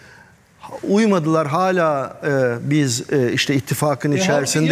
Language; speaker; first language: Turkish; native; Turkish